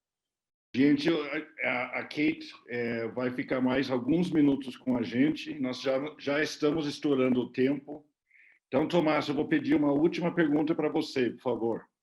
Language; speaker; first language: Portuguese; non-native, fluent; English